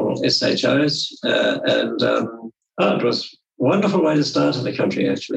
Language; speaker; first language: English; native; English